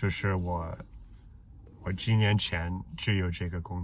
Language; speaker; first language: Chinese; non-native, fluent; English